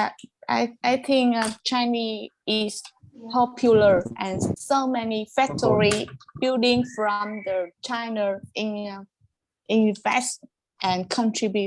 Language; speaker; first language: English; non-native, learner; Vietnamese